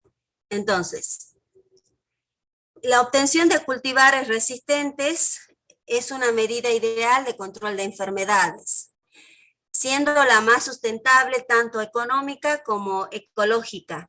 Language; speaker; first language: Spanish; native; Spanish